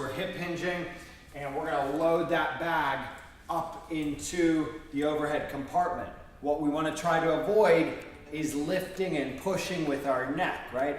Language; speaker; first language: English; native; English